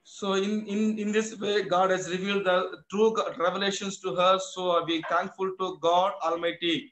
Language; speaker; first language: English; non-native, local second language; Kannada